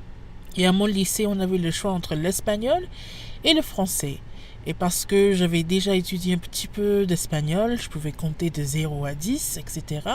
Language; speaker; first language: French; non-native, fluent; English